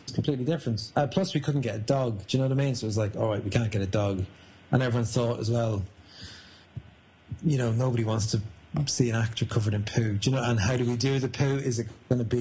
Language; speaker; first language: English; native; English